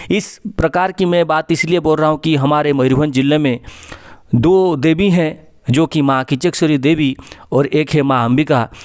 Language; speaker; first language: Hindi; non-native, local second language; Odia